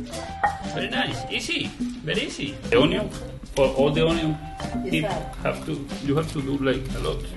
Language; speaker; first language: English; non-native, learner; Spanish